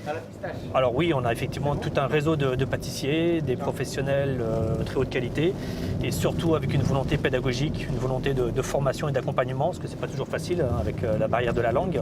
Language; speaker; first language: French; native; French